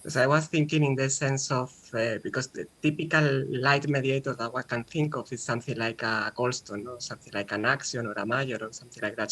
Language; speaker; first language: English; non-native, fluent; Spanish